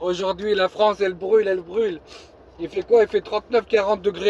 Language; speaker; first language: French; native; French